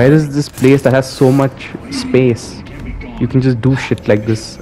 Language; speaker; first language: English; native; English